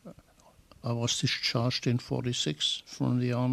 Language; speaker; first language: English; non-native, fluent; German